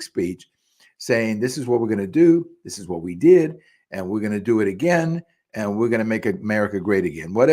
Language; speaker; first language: English; early bilingual, other home language; Spanish